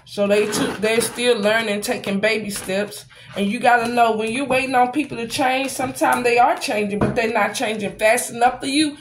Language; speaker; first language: English; native; English